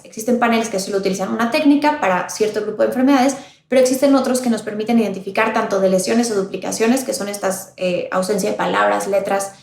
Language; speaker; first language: Spanish; native; Spanish